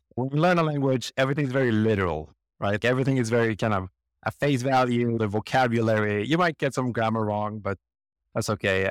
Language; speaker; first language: English; non-native, fluent; Swedish